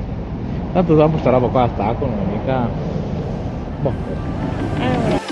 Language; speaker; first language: Italian; native; Italian